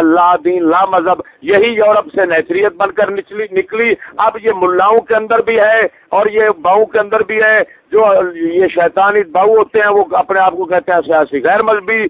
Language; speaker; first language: Urdu; native; Urdu